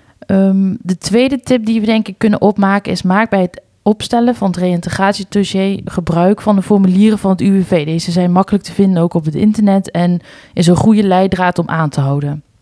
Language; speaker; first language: Dutch; native; Dutch